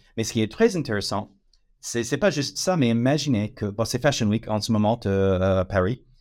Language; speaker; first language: French; non-native, fluent; English